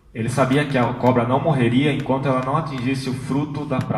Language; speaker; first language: Portuguese; native; Portuguese